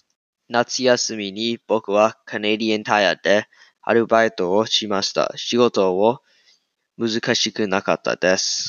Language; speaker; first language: Japanese; non-native, learner; English